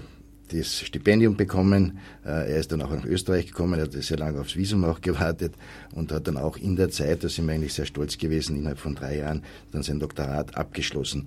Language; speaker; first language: German; native; German